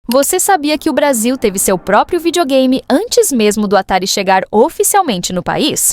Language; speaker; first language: Portuguese; native; Portuguese